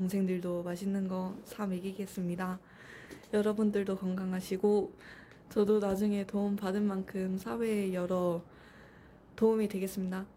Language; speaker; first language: Korean; native; Korean